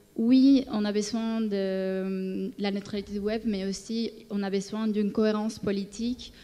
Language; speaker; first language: French; non-native, fluent; Spanish